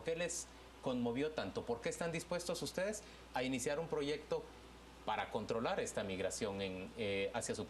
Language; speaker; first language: Spanish; native; Spanish